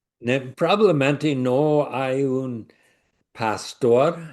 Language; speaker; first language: Spanish; non-native, learner; English